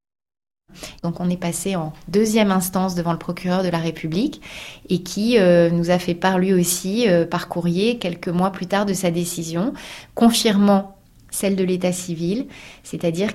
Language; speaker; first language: French; native; French